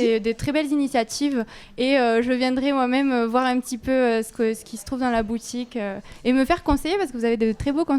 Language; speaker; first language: French; native; French